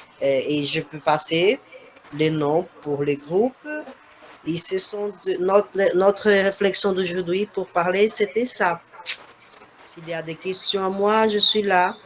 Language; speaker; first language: French; non-native, fluent; Portuguese